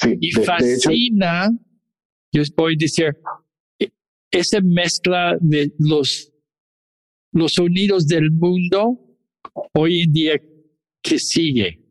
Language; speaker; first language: Spanish; non-native, fluent; English